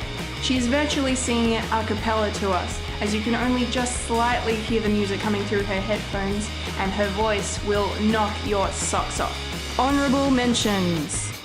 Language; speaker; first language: English; native; English